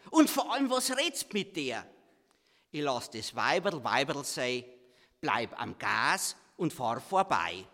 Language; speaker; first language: German; native; German